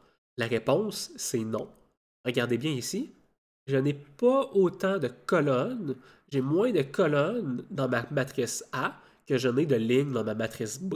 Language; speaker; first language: French; native; French